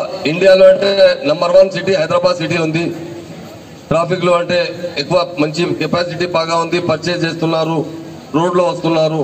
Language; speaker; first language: Telugu; non-native, local second language; Urdu